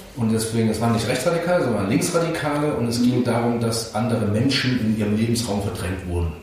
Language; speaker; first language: German; native; German